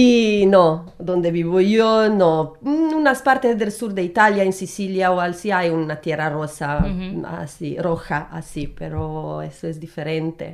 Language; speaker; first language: Spanish; non-native, learner; Italian